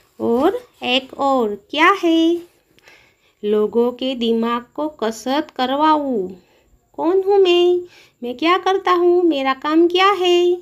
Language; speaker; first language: Hindi; non-native, local second language; Gujarati